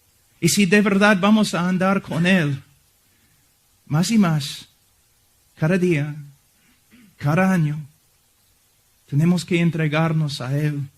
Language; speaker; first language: Spanish; non-native, fluent; English